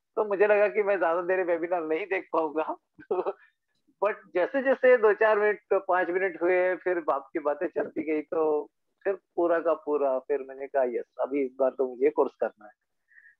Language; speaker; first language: Hindi; native; Hindi